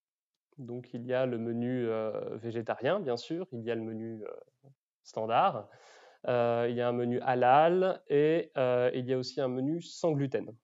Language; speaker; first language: French; native; French